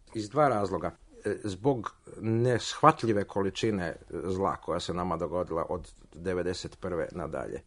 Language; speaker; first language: Croatian; native; Croatian